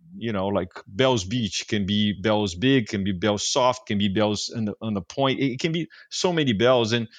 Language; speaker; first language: English; non-native, fluent; Portuguese